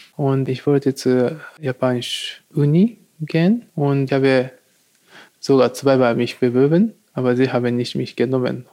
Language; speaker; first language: German; non-native, learner; Japanese